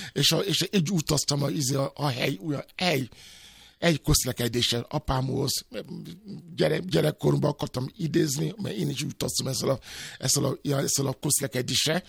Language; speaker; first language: Hungarian; non-native, fluent; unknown